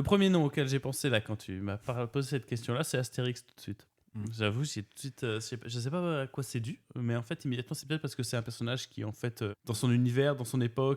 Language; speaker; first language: French; native; French